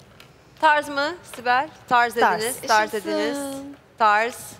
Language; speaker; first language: Turkish; native; Turkish